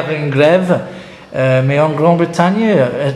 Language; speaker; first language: French; non-native, learner; English